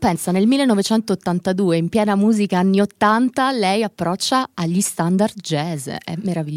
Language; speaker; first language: Italian; native; Italian